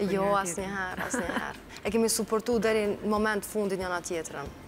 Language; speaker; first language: Albanian; native; Albanian